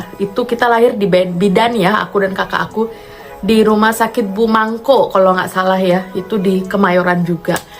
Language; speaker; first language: Indonesian; native; Indonesian